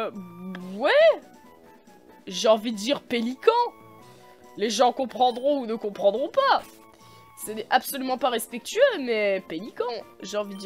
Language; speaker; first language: French; native; French